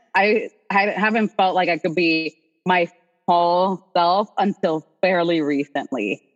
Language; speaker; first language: English; non-native, local second language; Spanish